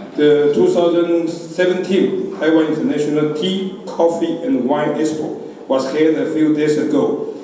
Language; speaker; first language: English; non-native, fluent; Chinese